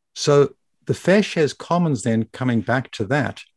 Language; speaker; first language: English; native; English